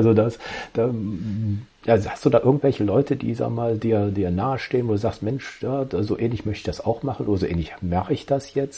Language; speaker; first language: German; native; German